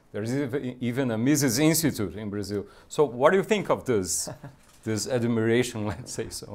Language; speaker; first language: English; non-native, fluent; Portuguese